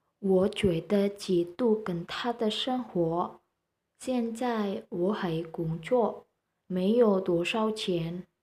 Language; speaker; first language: Chinese; non-native, learner; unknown